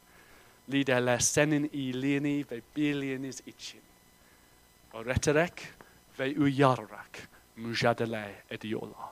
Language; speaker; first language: Turkish; non-native, fluent; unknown